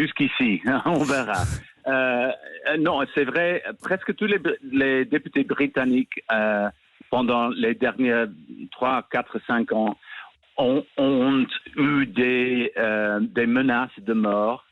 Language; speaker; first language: French; non-native, fluent; English